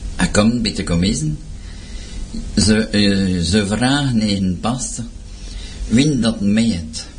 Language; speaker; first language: French; native; French